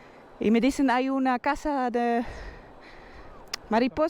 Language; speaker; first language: Spanish; non-native, learner; Dutch